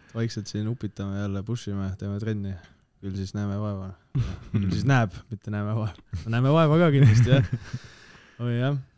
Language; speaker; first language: Estonian; native; Estonian